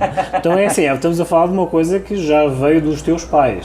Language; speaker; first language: Portuguese; native; Portuguese